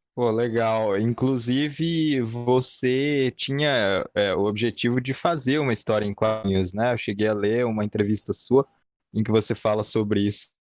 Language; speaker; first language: Portuguese; native; Portuguese